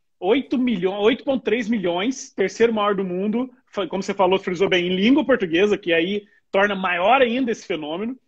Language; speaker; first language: Portuguese; native; Portuguese